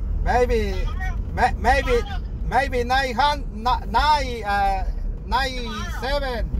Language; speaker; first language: English; non-native, learner; Spanish